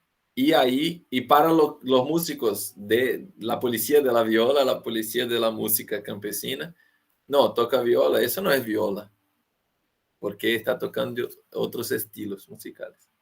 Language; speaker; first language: Spanish; non-native, fluent; Portuguese